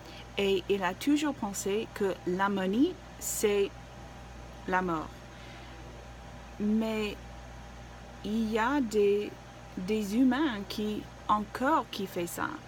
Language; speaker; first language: French; non-native, learner; English